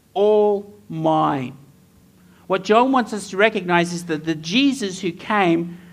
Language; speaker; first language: English; native; English